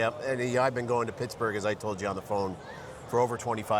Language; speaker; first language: English; native; English